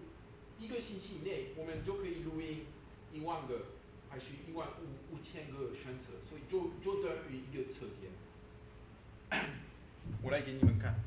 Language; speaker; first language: Chinese; non-native, learner; French